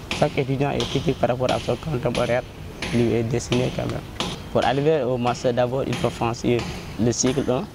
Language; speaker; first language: French; non-native, local second language; Wolof